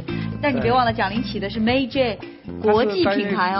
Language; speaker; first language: Chinese; native; Chinese